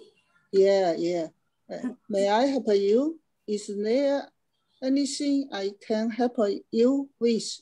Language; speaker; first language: English; non-native, learner; Chinese